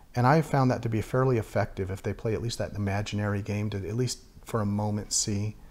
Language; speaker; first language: English; native; English